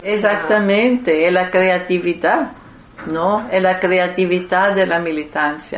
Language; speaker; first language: Spanish; non-native, fluent; Italian